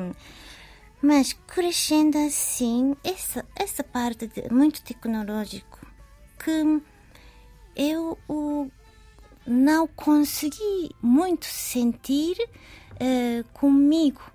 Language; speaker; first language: Portuguese; non-native, learner; Japanese